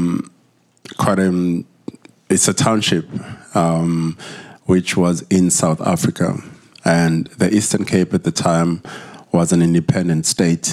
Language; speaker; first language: English; non-native, local second language; Zulu